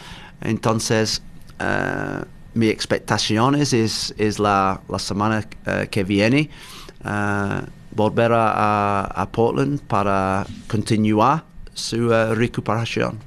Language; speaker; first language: Spanish; non-native, learner; English